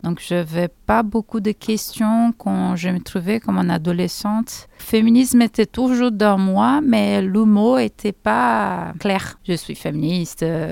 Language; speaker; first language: French; non-native, fluent; Portuguese